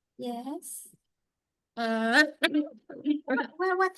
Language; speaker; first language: English; non-native, learner; Indonesian